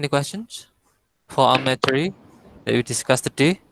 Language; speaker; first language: English; non-native, fluent; Indonesian